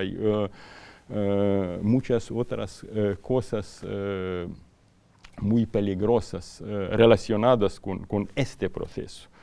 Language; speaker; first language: Spanish; non-native, fluent; Ukrainian